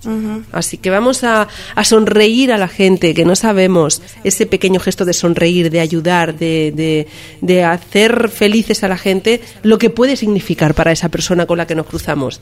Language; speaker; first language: Spanish; native; Spanish